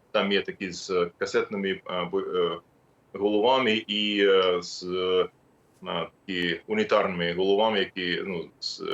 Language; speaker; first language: Ukrainian; non-native, fluent; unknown